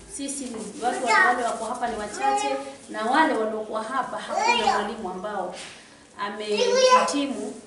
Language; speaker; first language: Swahili; native; Swahili